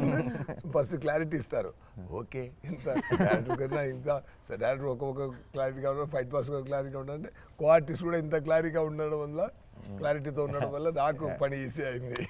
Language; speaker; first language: Telugu; non-native, learner; Tamil